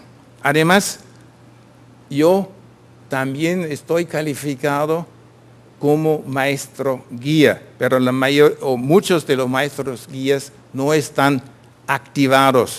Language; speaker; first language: Spanish; non-native, fluent; German